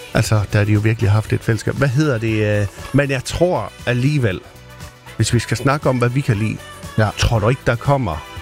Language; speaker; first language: Danish; native; Danish